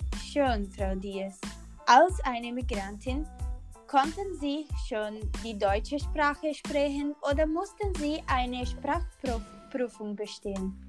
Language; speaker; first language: German; non-native, learner; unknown